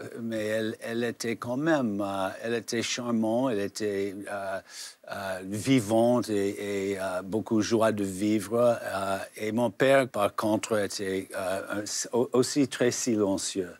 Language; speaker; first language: French; non-native, fluent; English